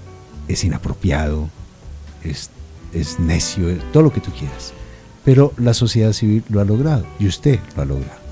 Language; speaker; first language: Spanish; native; Spanish